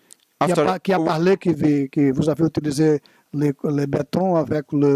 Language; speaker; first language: French; non-native, learner; Portuguese